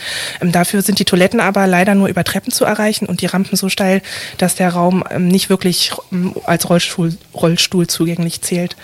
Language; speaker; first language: German; native; German